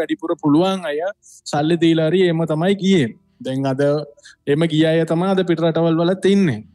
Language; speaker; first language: Sinhala; non-native, local second language; Tamil